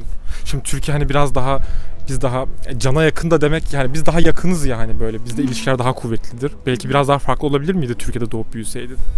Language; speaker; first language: Turkish; native; Turkish